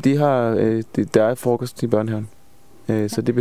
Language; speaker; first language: Danish; non-native, fluent; Hebrew